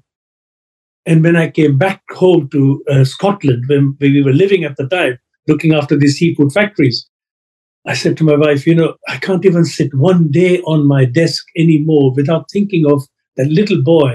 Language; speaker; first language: English; non-native, local second language; Sindhi